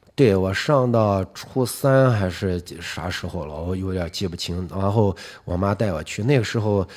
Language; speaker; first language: Chinese; native; Chinese